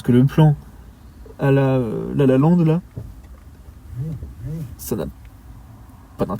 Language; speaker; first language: French; native; French